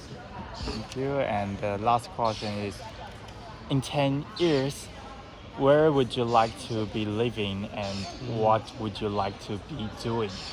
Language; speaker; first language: English; non-native, learner; Chinese